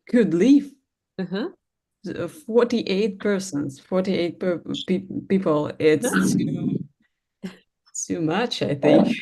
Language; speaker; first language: English; non-native, learner; Russian